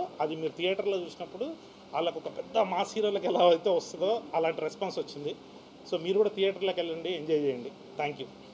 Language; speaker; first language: Telugu; native; Telugu